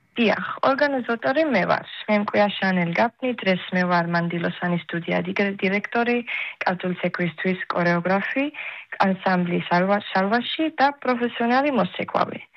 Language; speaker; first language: Georgian; early bilingual, heritage; Hebrew